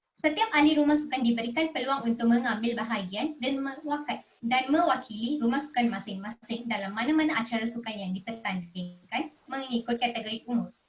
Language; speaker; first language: Malay; non-native, local second language; Tamil